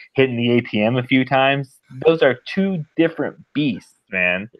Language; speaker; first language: English; native; English